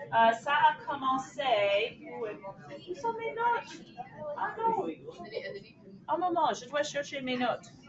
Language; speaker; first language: French; non-native, fluent; English